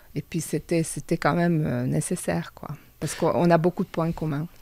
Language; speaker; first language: French; non-native, fluent; Hungarian